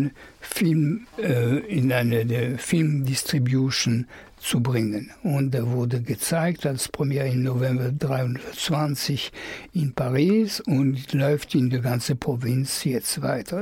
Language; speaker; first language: German; non-native, fluent; French